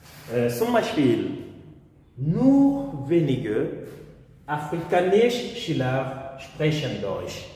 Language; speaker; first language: German; non-native, fluent; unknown